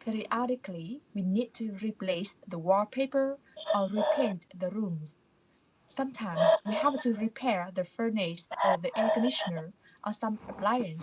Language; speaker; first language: English; non-native, learner; Vietnamese